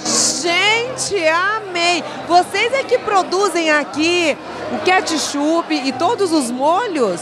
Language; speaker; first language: Portuguese; native; Portuguese